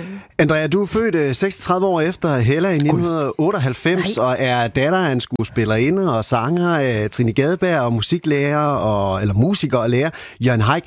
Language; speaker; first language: Danish; native; Danish